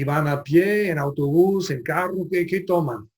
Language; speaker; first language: Spanish; non-native, fluent; English